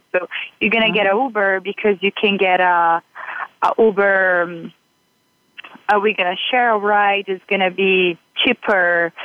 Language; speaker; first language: English; non-native, fluent; Portuguese